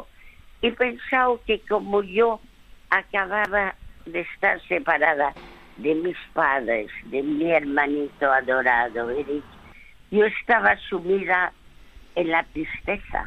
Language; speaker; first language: Spanish; early bilingual, other home language; French